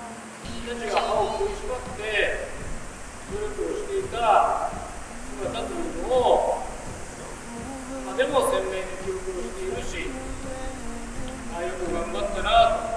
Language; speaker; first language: Japanese; native; Japanese